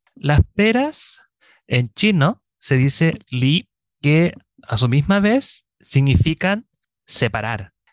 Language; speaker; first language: Spanish; early bilingual, other home language; Chinese